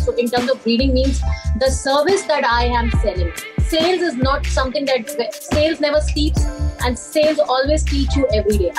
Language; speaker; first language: English; non-native, local second language; Hindi